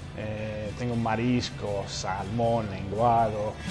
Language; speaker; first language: Spanish; non-native, learner; English